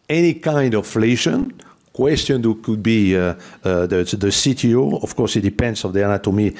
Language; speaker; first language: English; non-native, fluent; French